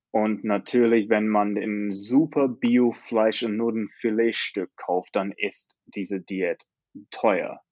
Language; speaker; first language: German; non-native, fluent; English